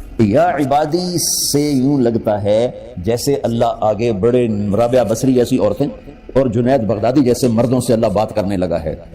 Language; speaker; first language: Urdu; non-native, local second language; Punjabi